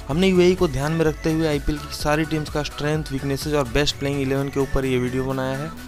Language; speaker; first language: Hindi; native; Hindi